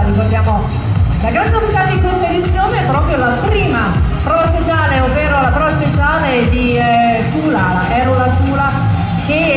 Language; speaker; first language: Italian; native; Italian